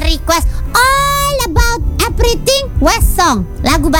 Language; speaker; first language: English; non-native, learner; Indonesian